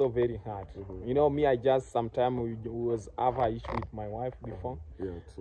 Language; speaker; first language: English; non-native, learner; Swahili